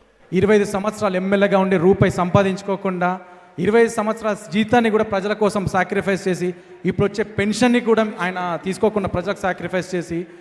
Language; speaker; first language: Telugu; native; Telugu